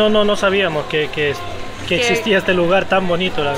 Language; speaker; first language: Spanish; native; Spanish